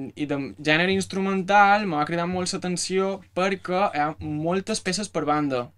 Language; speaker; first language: Catalan; native; Catalan